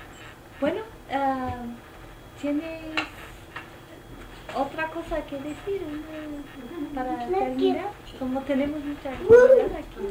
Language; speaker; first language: Spanish; non-native, fluent; English